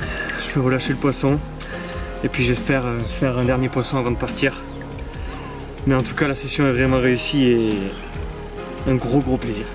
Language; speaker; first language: French; native; French